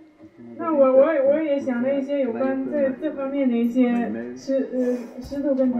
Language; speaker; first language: Chinese; native; Chinese